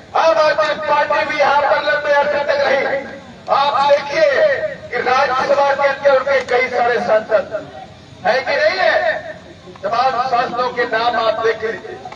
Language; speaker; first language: Hindi; native; Hindi